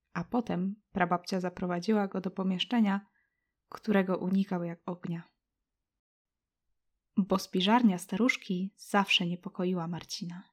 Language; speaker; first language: Polish; native; Polish